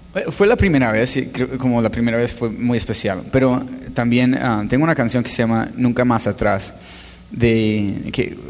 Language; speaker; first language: Spanish; non-native, fluent; English